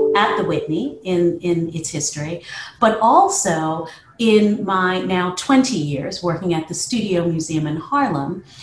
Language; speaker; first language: English; native; English